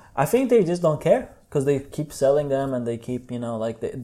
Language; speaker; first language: English; non-native, fluent; Hebrew